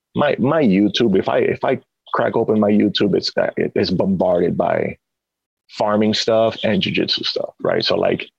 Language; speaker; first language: English; early bilingual, other home language; Spanish